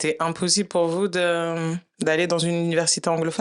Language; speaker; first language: French; native; French